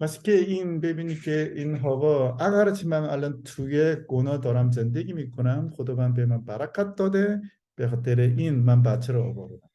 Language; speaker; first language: Persian; non-native, learner; Korean